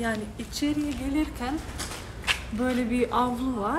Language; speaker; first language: Turkish; non-native, fluent; Slovenian